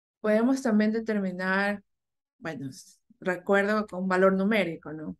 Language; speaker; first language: Spanish; native; Spanish